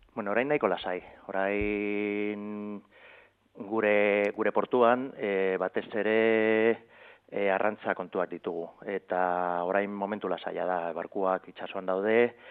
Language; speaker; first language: Basque; non-native, local second language; Spanish